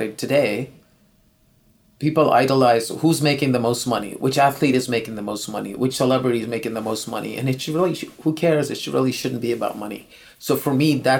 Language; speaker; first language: English; non-native, local second language; Urdu